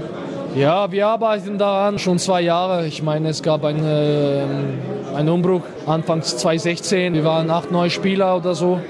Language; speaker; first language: German; non-native, fluent; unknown